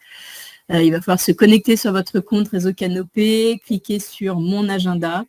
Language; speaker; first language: French; native; French